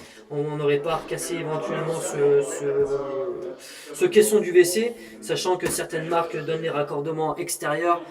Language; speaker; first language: French; native; French